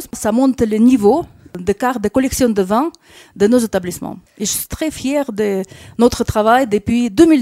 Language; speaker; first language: French; non-native, fluent; Russian